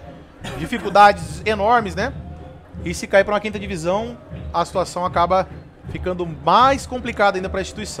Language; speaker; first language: Portuguese; native; Portuguese